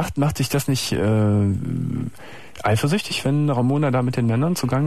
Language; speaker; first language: German; native; German